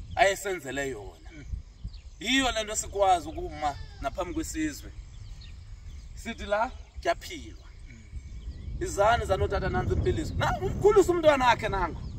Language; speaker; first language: Zulu; non-native, local second language; Xhosa